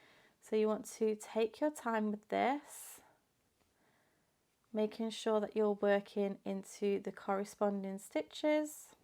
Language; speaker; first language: English; native; English